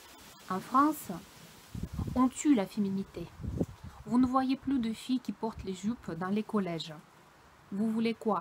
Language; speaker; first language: French; non-native, fluent; Russian